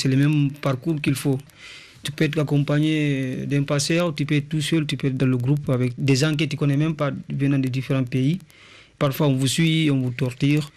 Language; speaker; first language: French; non-native, local second language; Fula